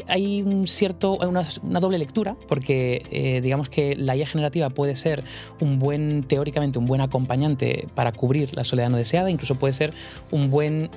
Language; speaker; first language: Spanish; native; Spanish